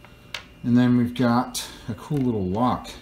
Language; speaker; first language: English; native; English